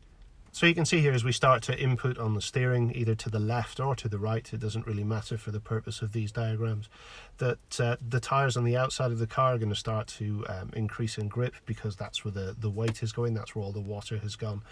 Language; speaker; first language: English; native; English